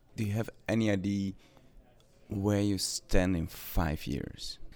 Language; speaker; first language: English; non-native, fluent; Dutch